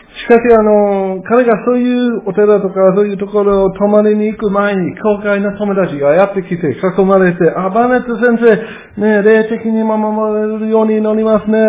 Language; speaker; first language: Japanese; non-native, fluent; English